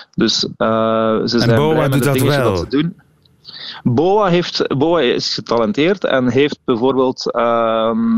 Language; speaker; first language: Dutch; native; Dutch